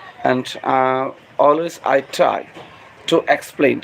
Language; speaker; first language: English; non-native, local second language; Bangla